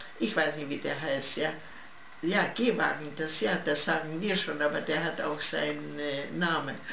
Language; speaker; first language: German; early bilingual, heritage; German